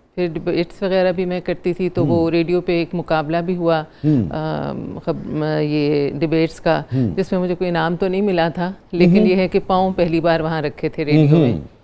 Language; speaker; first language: Urdu; non-native, local second language; Punjabi